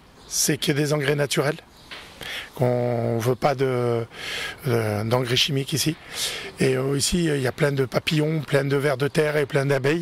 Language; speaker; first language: French; native; French